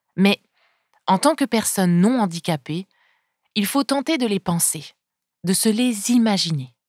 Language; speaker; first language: French; native; French